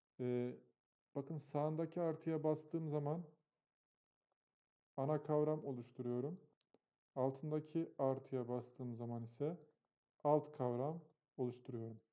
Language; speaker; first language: Turkish; native; Turkish